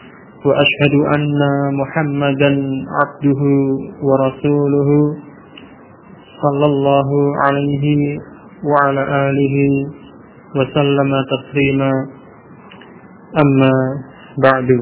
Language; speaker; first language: Arabic; non-native, fluent; Indonesian